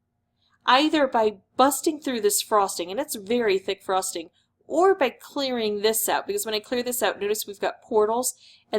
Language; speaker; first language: English; native; English